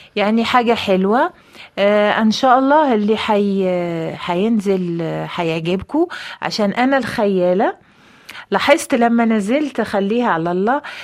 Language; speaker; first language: Egyptian Arabic; non-native, fluent; French